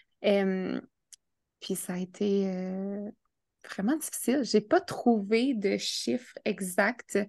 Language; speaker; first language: French; native; French